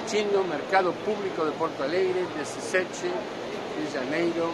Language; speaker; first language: Portuguese; non-native, fluent; Spanish